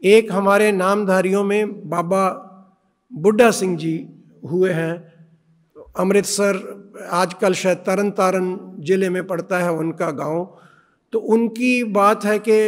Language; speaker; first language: Hindi; non-native, local second language; Punjabi